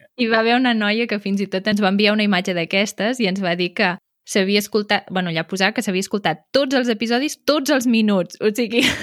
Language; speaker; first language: Catalan; native; Catalan